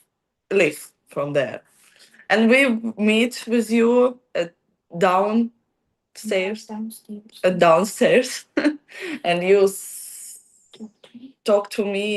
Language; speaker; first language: English; non-native, learner; Ukrainian